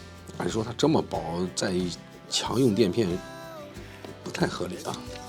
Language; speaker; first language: Chinese; native; Chinese